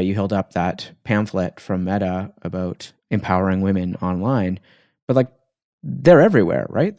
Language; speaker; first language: English; native; English